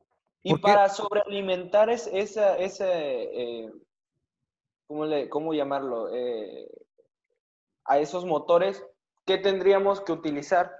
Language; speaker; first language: Spanish; native; Spanish